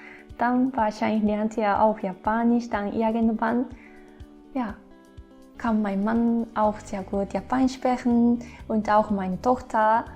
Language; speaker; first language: German; non-native, fluent; Japanese